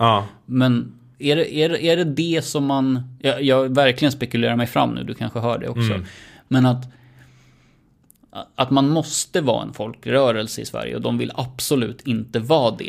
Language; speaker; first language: Swedish; native; Swedish